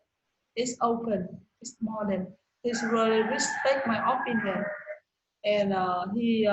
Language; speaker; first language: English; non-native, learner; Vietnamese